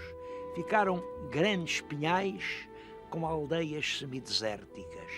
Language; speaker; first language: Portuguese; native; Portuguese